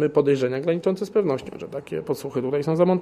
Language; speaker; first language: Polish; native; Polish